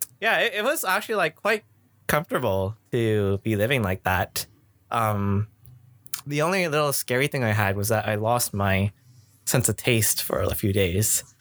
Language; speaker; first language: English; early bilingual, other home language; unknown